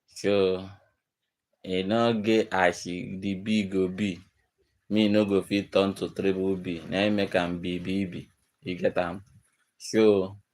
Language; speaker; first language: Nigerian Pidgin; non-native, local second language; Igbo